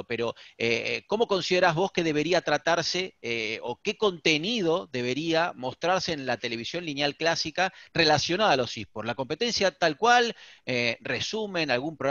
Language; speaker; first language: Spanish; native; Spanish